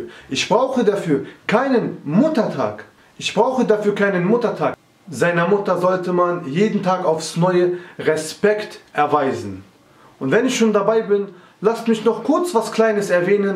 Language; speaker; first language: German; native; German